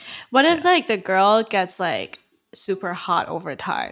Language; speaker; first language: English; early bilingual, other home language; Chinese